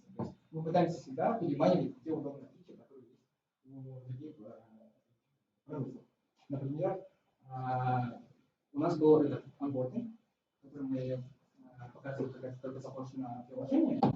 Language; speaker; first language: Russian; native; Russian